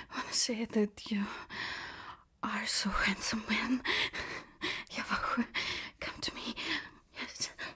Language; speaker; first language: English; non-native, learner; Russian